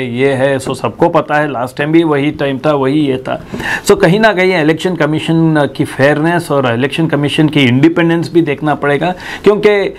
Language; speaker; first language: Hindi; native; Hindi